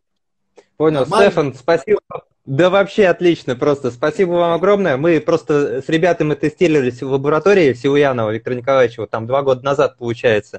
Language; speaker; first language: Russian; native; Russian